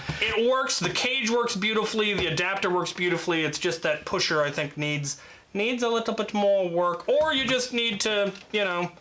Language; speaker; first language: English; native; English